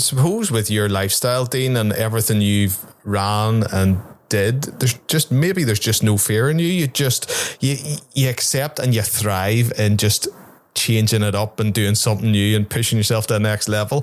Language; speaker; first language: English; native; English